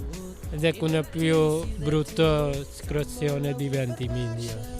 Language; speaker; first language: Italian; non-native, learner; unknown